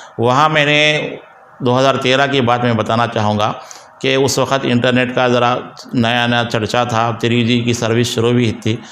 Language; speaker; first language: Urdu; native; Urdu